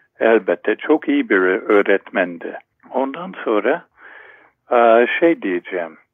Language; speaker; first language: Turkish; non-native, fluent; English